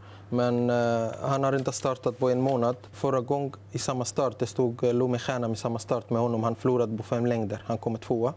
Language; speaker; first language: Swedish; non-native, learner; Arabic